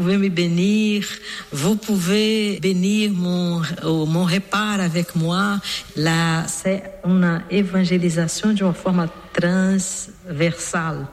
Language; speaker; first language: French; non-native, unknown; Portuguese